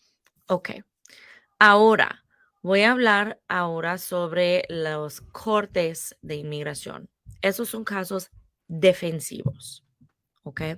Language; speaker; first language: Spanish; non-native, fluent; English